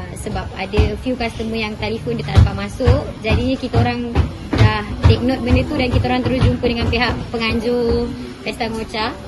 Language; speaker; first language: Malay; native; Malay